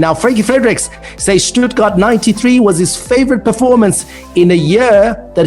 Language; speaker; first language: English; native; English